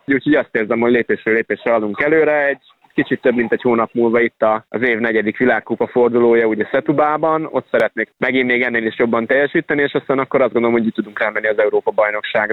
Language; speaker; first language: Hungarian; native; Hungarian